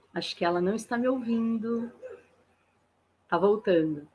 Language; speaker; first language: Portuguese; native; Portuguese